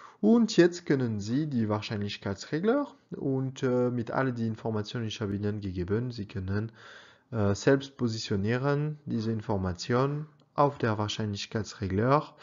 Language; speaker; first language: German; non-native, learner; French